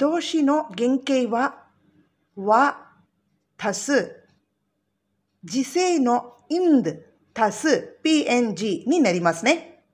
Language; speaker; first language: Japanese; non-native, fluent; Tamil